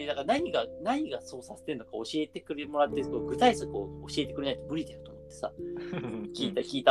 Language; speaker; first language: Japanese; native; Japanese